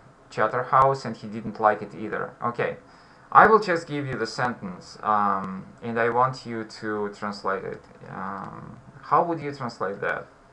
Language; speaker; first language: English; non-native, fluent; Russian